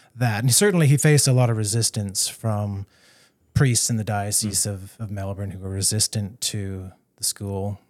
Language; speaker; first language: English; native; English